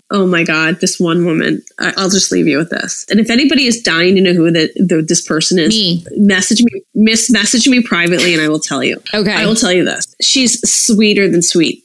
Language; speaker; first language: English; native; English